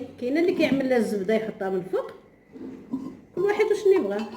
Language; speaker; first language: Arabic; native; Arabic